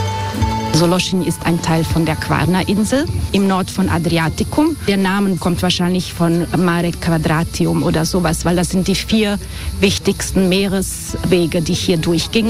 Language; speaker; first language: German; non-native, fluent; Croatian